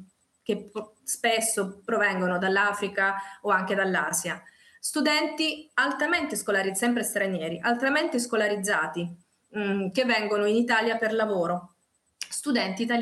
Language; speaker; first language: Italian; native; Italian